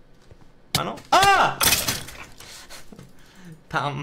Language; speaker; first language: Spanish; native; Spanish